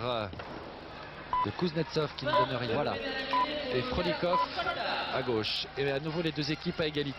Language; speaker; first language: French; native; French